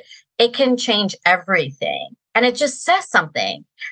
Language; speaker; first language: English; native; English